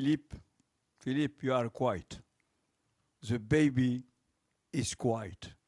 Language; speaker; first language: English; non-native, local second language; French